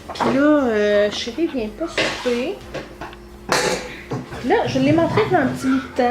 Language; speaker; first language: French; native; French